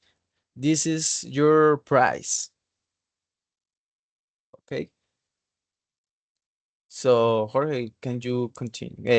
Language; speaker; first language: English; non-native, learner; Spanish